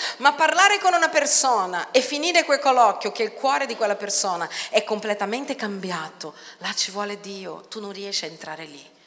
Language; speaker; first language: Italian; non-native, fluent; Portuguese